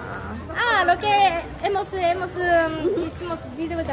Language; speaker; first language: Spanish; non-native, learner; Japanese